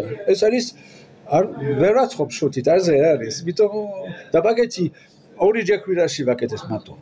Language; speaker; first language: Georgian; non-native, learner; French